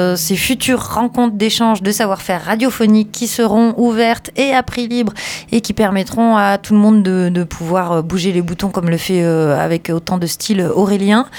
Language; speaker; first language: French; native; French